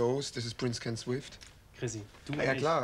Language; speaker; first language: German; native; German